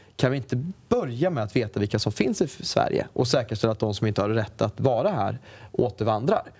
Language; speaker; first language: Swedish; native; Swedish